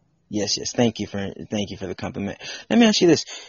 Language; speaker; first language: English; native; English